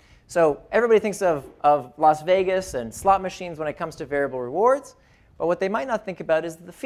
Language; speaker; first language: English; native; English